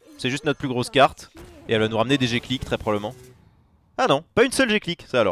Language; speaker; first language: French; native; French